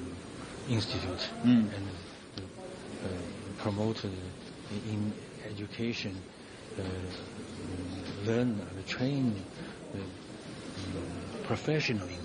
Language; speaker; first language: English; non-native, learner; Chinese